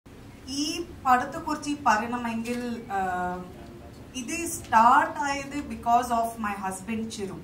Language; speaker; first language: Malayalam; non-native, fluent; Kannada